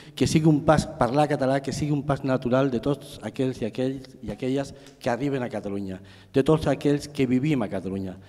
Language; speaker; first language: Catalan; non-native, local second language; Spanish